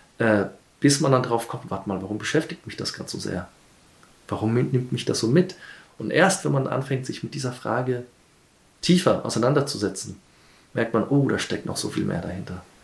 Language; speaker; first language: German; early bilingual, heritage; German